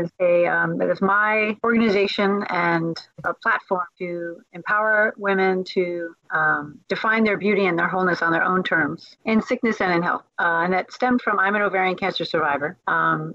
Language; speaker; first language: English; native; English